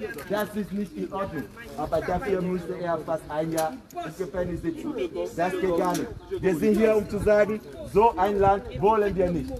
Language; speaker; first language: German; non-native, fluent; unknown